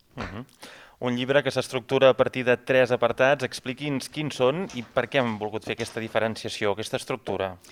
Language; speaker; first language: Catalan; native; Catalan